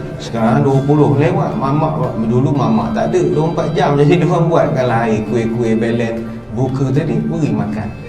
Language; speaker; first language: Malay; native; Malay